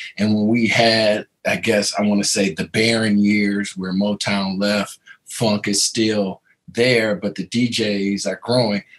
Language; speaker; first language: English; native; English